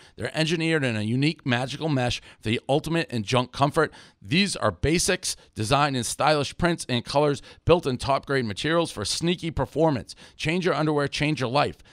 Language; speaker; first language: English; native; English